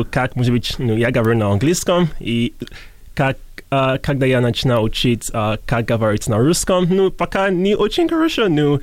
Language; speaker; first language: Russian; non-native, learner; English